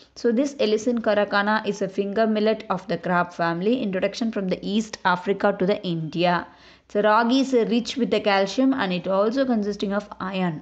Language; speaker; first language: English; non-native, local second language; Tamil